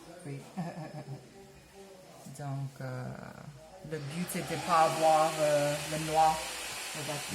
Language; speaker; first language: French; non-native, learner; English